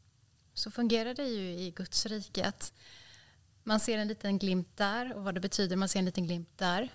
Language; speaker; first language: Swedish; native; Swedish